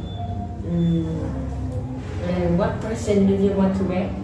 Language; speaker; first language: English; non-native, learner; Vietnamese